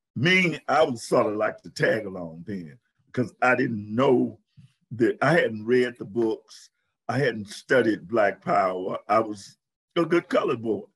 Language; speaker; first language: English; native; English